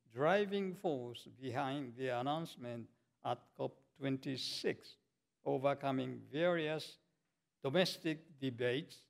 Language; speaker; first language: English; non-native, fluent; Japanese